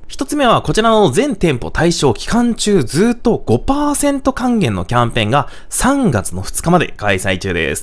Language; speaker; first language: Japanese; native; Japanese